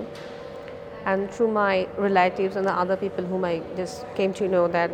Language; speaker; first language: English; non-native, local second language; Bangla